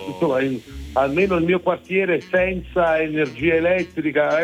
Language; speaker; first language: Italian; native; Italian